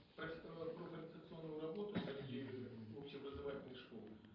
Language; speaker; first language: Russian; non-native, local second language; Kazakh